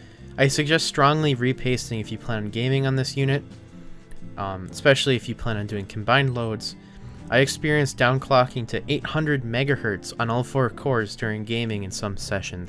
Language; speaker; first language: English; native; English